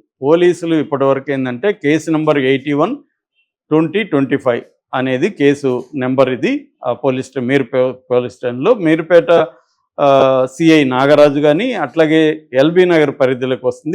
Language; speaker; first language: Telugu; native; Telugu